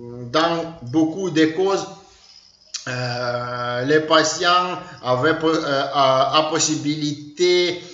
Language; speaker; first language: French; non-native, learner; Ukrainian